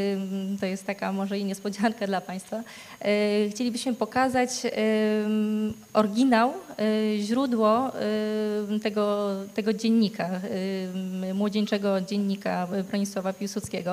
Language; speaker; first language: Polish; native; Polish